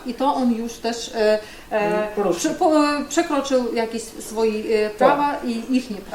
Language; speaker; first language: Polish; non-native, fluent; Ukrainian